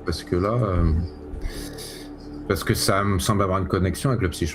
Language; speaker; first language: French; native; French